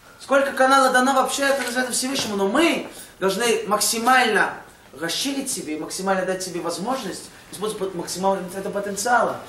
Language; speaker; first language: Russian; early bilingual, heritage; Russian